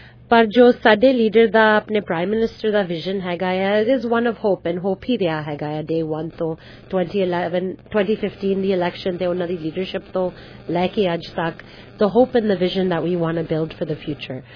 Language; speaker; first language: Punjabi; early bilingual, heritage; Punjabi